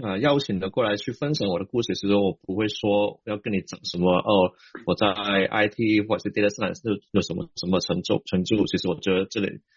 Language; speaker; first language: Chinese; non-native, local second language; Cantonese